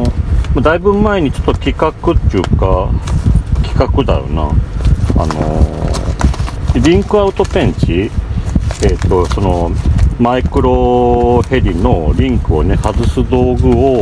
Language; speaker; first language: Japanese; native; Japanese